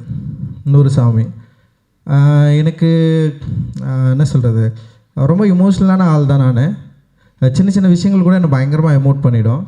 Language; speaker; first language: Tamil; native; Tamil